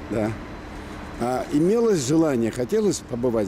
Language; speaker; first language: Russian; native; Russian